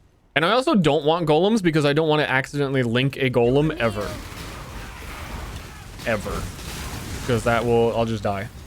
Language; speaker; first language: English; native; English